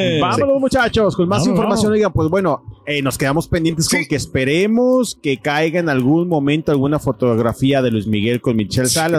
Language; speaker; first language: Spanish; native; Spanish